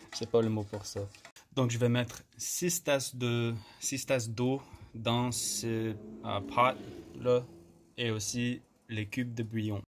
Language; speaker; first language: French; non-native, fluent; English